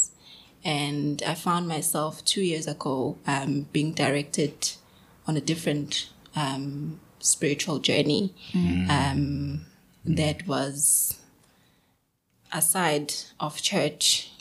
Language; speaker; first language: English; non-native, local second language; Zulu